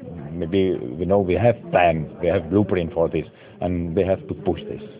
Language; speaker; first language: English; non-native, fluent; Czech